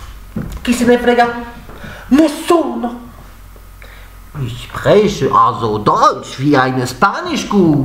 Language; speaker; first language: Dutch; non-native, learner; French